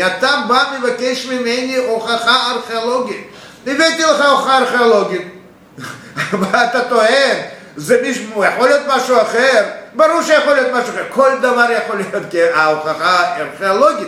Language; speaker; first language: Hebrew; non-native, fluent; Russian